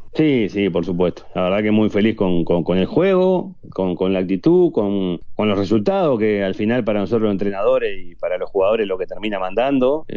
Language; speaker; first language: Spanish; native; Spanish